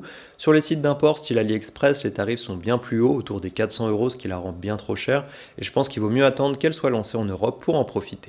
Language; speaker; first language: French; native; French